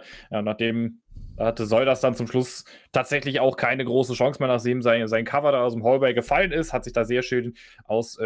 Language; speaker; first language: German; native; German